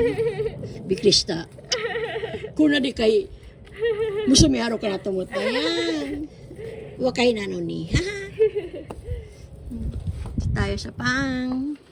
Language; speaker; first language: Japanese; non-native, learner; Filipino